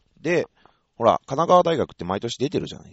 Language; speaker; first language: Japanese; native; Japanese